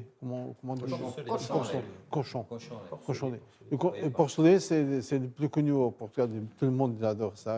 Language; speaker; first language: French; non-native, fluent; Portuguese